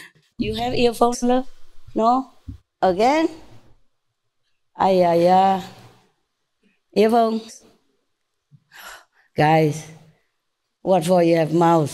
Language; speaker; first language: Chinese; non-native, fluent; Vietnamese